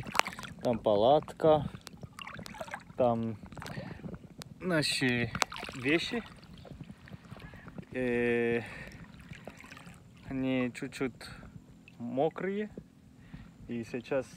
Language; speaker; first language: Russian; non-native, learner; Finnish